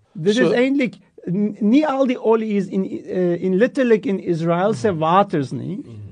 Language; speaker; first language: Afrikaans; non-native, local second language; English